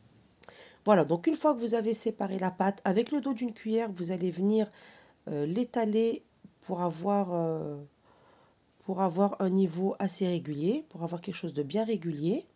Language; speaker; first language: French; native; French